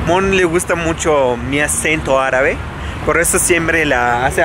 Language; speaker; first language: Spanish; non-native, learner; Arabic